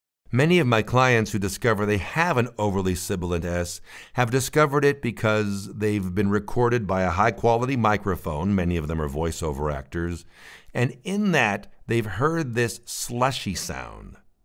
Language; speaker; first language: English; native; English